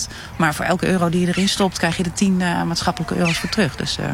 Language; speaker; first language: Dutch; native; Dutch